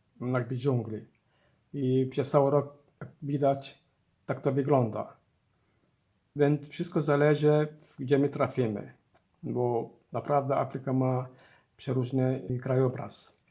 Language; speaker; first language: Polish; non-native, learner; Somali